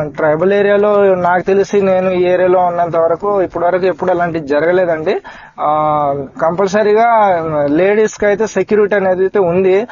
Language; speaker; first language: Telugu; non-native, local second language; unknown